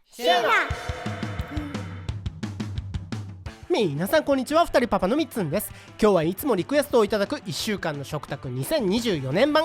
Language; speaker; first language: Japanese; native; Japanese